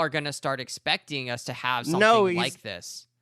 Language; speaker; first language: English; native; English